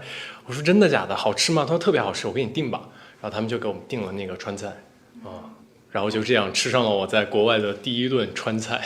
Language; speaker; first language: Chinese; native; Chinese